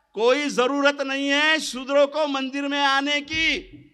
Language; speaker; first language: Hindi; non-native, local second language; Marathi